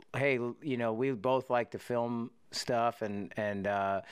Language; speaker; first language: English; native; English